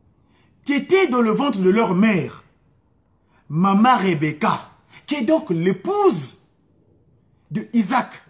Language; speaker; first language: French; non-native, local second language; Kongo